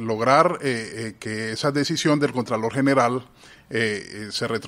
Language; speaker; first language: Spanish; native; Spanish